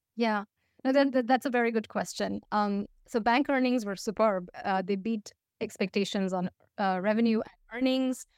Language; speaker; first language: English; non-native, fluent; Hindi